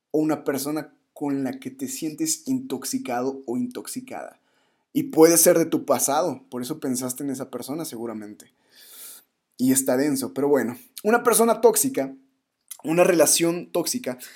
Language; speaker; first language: Spanish; native; Spanish